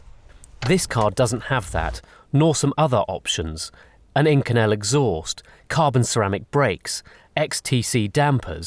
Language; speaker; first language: English; native; English